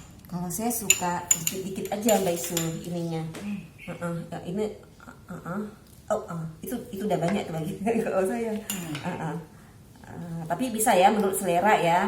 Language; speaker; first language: Indonesian; native; Indonesian